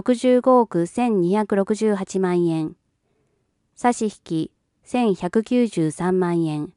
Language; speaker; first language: Japanese; native; Japanese